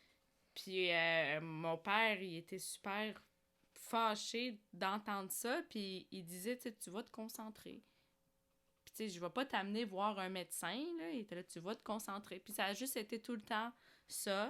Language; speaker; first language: French; early bilingual, other home language; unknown